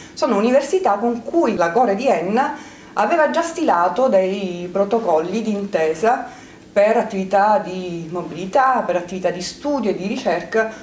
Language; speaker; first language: Italian; native; Italian